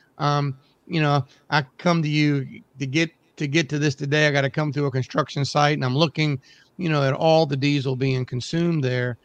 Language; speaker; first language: English; native; English